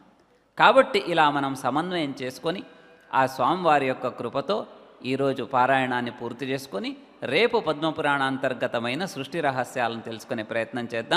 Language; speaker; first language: Telugu; native; Telugu